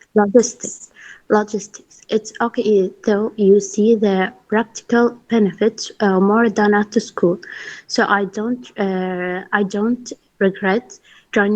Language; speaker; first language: English; non-native, learner; Arabic